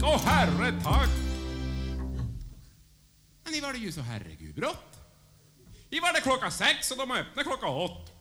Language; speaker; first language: Swedish; native; Swedish